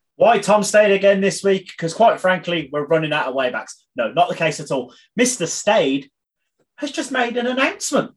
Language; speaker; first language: English; native; English